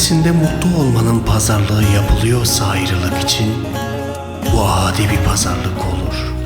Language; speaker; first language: Turkish; native; Turkish